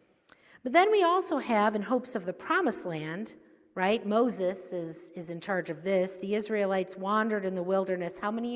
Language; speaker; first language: English; native; English